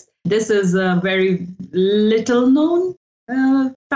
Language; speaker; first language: English; non-native, local second language; Hindi